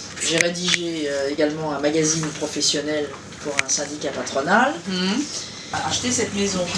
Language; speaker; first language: French; native; French